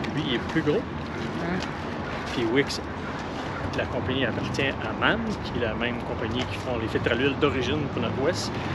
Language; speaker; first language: French; native; French